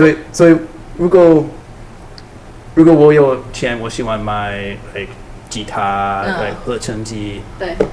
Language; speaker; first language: Chinese; non-native, learner; English